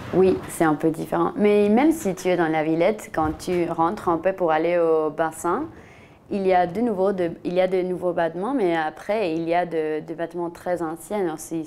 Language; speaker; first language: French; non-native, fluent; Spanish